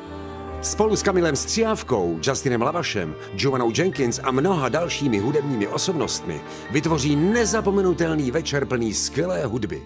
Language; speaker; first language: Czech; native; Czech